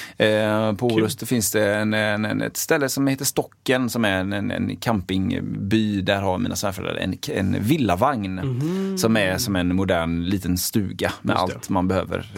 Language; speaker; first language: Swedish; native; Swedish